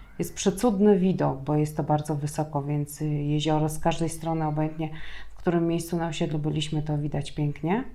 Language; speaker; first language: Polish; native; Polish